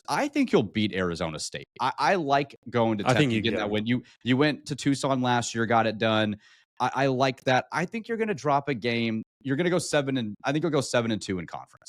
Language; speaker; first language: English; native; English